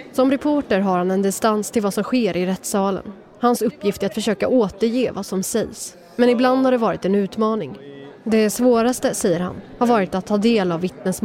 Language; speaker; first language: Swedish; native; Swedish